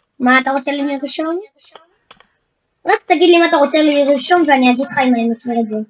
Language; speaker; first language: Hebrew; native; Hebrew